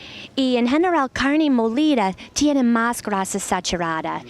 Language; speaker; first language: Spanish; non-native, learner; English